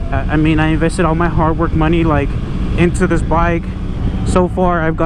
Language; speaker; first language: English; native; English